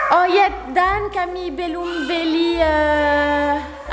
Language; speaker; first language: Indonesian; non-native, learner; French